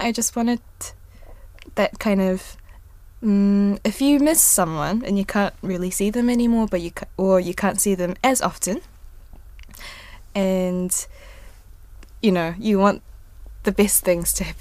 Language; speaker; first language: English; non-native, local second language; Korean